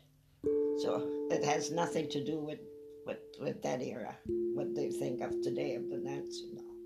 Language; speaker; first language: English; non-native, fluent; French